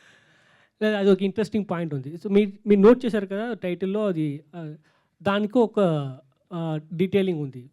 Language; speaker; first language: Telugu; non-native, learner; Tamil